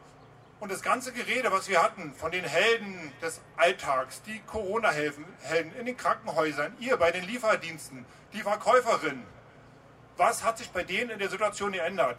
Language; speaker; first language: German; native; German